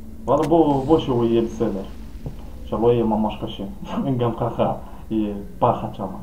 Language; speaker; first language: Hebrew; non-native, fluent; Russian